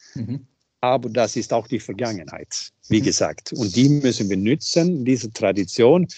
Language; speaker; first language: German; non-native, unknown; Swedish